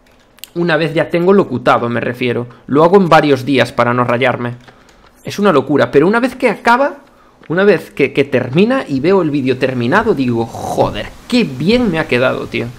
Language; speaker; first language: Spanish; native; Spanish